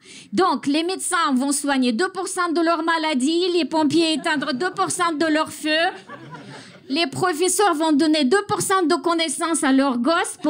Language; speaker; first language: French; non-native, fluent; Russian